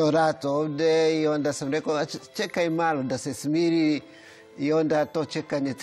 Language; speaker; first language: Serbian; non-native, fluent; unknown